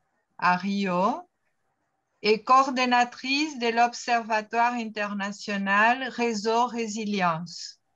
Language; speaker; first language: French; non-native, fluent; Portuguese